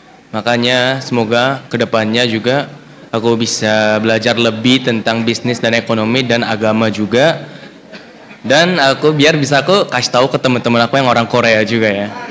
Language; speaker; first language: Indonesian; non-native, fluent; Korean